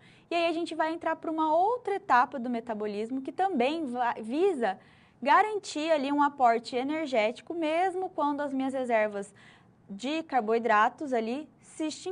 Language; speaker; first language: Portuguese; native; Portuguese